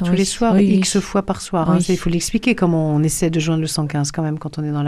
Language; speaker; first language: French; native; French